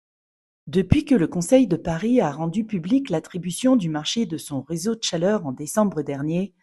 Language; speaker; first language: French; native; French